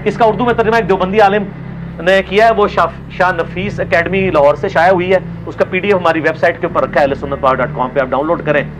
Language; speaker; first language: Urdu; non-native, local second language; Punjabi